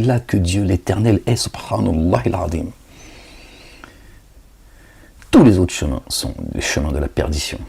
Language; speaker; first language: French; native; French